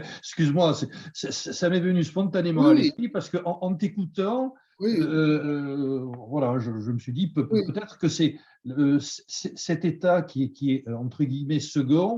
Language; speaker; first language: French; native; French